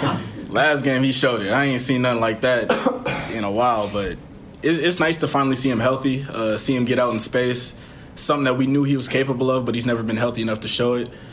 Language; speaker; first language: English; native; English